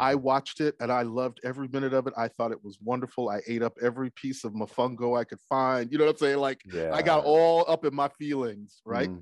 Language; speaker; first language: English; native; English